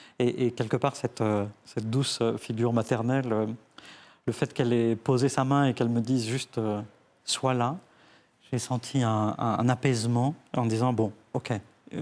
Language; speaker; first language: French; early bilingual, other home language; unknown